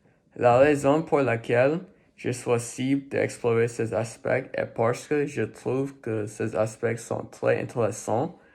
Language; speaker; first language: French; non-native, learner; English